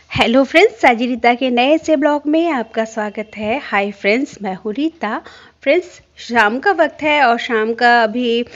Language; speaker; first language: Hindi; non-native, local second language; Bangla